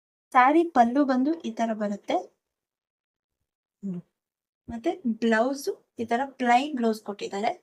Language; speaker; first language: Kannada; native; Kannada